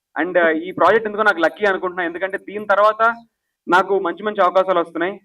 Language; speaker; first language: Telugu; native; Telugu